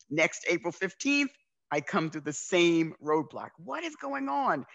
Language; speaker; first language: English; native; English